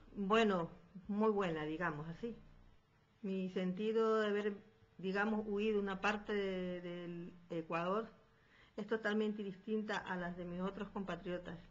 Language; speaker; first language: Spanish; native; Spanish